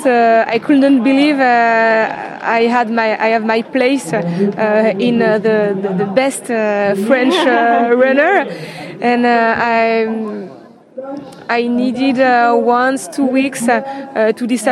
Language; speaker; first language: English; non-native, learner; French